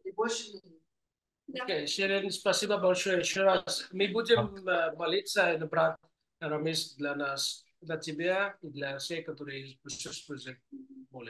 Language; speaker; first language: Russian; non-native, fluent; English